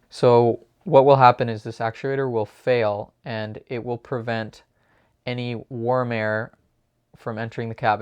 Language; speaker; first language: English; native; English